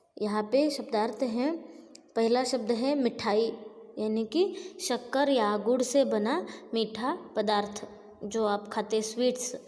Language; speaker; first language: Hindi; non-native, local second language; Marathi